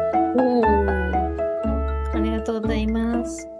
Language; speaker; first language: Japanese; non-native, learner; Korean